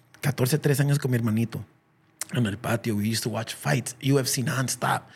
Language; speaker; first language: Spanish; early bilingual, heritage; Spanish